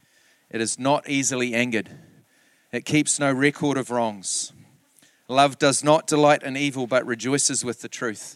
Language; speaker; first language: English; native; English